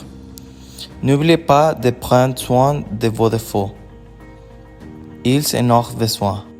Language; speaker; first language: French; non-native, learner; Spanish